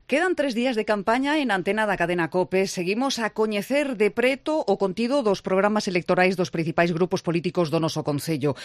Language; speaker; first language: Galician; native; Galician